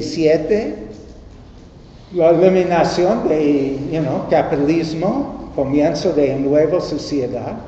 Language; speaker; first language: Spanish; non-native, learner; English